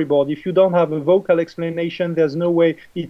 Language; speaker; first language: English; non-native, fluent; French